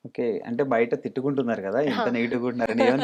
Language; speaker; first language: Telugu; native; Telugu